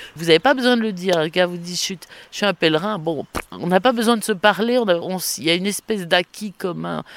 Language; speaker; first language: French; native; French